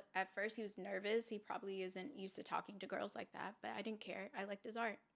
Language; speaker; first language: English; native; English